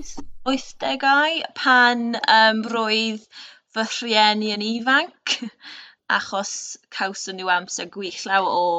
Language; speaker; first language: Welsh; non-native, learner; English